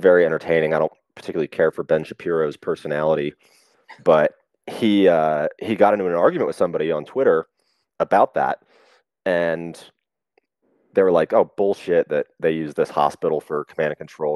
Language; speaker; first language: English; native; English